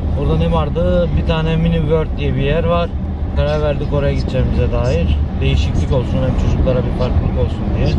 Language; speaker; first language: Turkish; early bilingual, heritage; Turkish